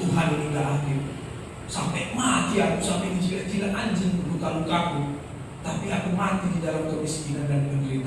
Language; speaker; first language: Indonesian; native; Indonesian